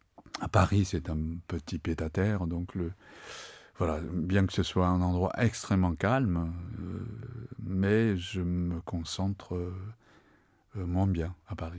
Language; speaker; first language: French; non-native, fluent; Japanese